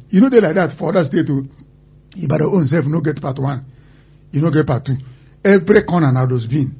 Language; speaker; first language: Nigerian Pidgin; non-native, local second language; Igbo